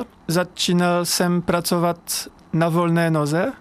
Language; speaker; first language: Czech; non-native, fluent; French